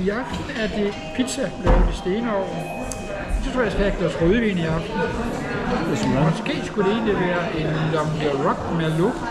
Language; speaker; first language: Danish; native; Danish